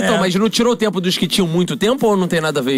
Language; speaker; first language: Portuguese; native; Portuguese